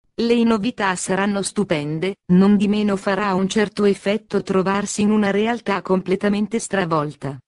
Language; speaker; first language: Italian; native; Italian